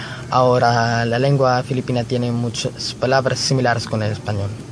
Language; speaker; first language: Spanish; non-native, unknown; Filipino